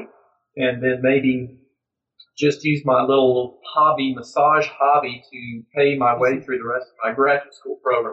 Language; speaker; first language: English; native; English